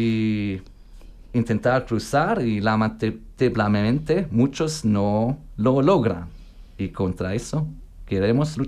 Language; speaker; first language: Spanish; non-native, learner; German